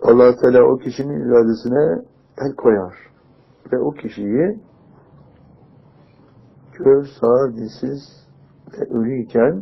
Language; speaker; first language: Turkish; native; Turkish